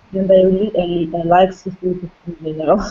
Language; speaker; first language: English; non-native, learner; Russian